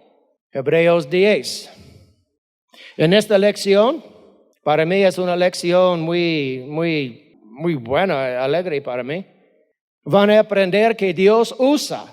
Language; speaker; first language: Spanish; non-native, fluent; English